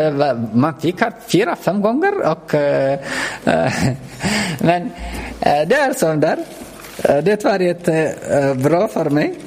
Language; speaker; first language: Swedish; non-native, learner; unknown